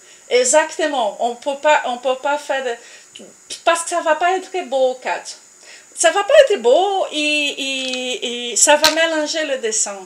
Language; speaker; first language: French; non-native, fluent; Portuguese